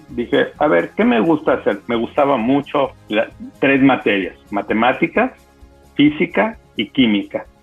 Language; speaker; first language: Spanish; native; Spanish